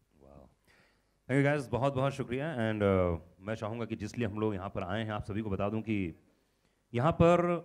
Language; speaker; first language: Hindi; native; Hindi